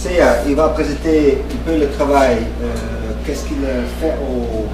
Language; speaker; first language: French; non-native, fluent; English